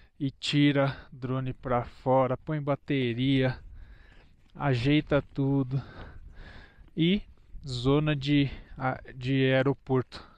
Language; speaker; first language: Portuguese; native; Portuguese